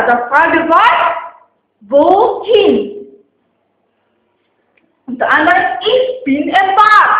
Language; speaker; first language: German; non-native, fluent; Arabic